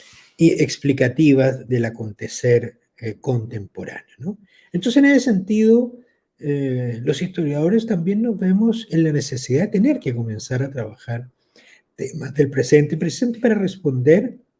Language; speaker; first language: Spanish; native; Spanish